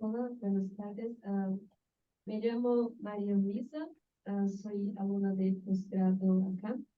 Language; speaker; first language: Spanish; non-native, learner; Portuguese